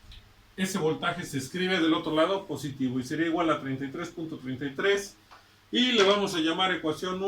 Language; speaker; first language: Spanish; native; Spanish